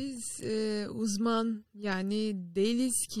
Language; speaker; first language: Turkish; non-native, fluent; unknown